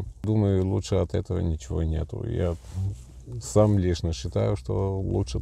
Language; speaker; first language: Russian; non-native, learner; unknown